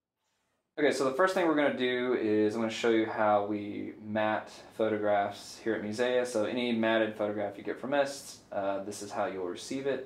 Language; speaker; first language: English; native; English